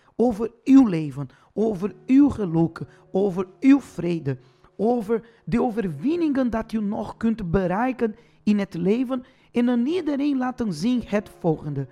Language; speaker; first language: Dutch; non-native, fluent; Portuguese